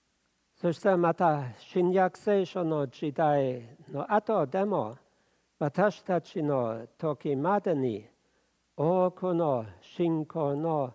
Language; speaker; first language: Japanese; non-native, fluent; German